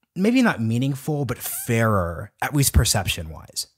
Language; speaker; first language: English; native; English